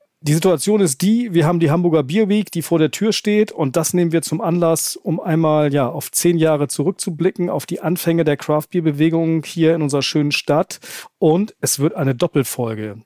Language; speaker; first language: German; native; German